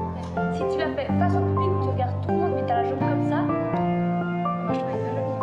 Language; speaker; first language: French; native; French